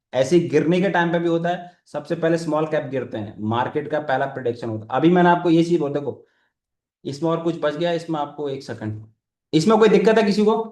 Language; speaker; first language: Hindi; native; Hindi